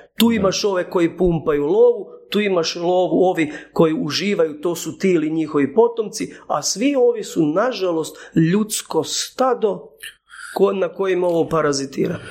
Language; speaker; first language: Croatian; native; Croatian